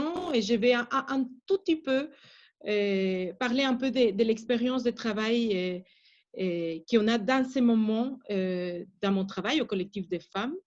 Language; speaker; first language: French; non-native, fluent; Spanish